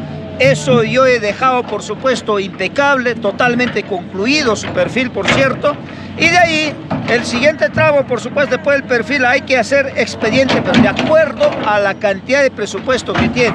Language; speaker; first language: Spanish; native; Spanish